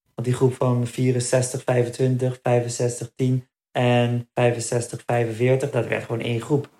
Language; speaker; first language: Dutch; early bilingual, other home language; Berber languages